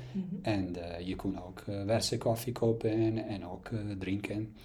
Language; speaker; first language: Dutch; non-native, learner; Italian